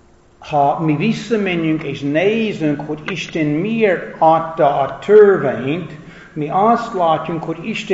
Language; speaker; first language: Hungarian; non-native, fluent; English